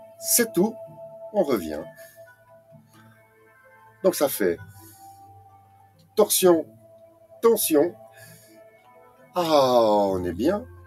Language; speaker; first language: French; native; French